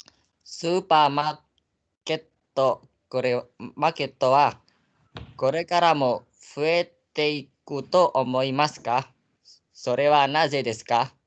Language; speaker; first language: Japanese; non-native, learner; Indonesian